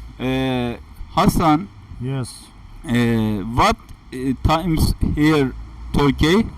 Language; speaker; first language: English; non-native, learner; Turkish